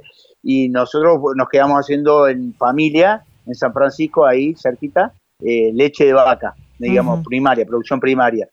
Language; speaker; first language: Spanish; native; Spanish